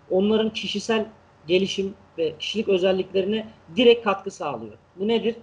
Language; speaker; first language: Turkish; native; Turkish